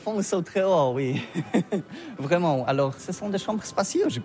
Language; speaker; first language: French; non-native, learner; Polish